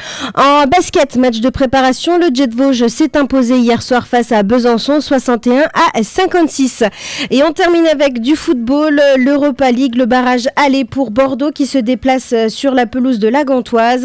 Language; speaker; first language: French; native; French